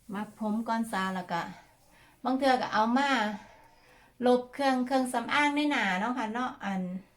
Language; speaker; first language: Thai; native; Thai